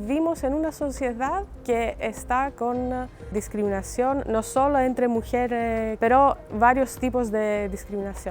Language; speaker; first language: Spanish; non-native, fluent; Greek